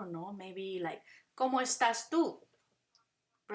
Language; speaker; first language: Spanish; non-native, fluent; Korean